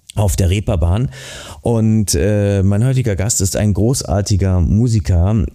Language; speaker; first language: German; native; German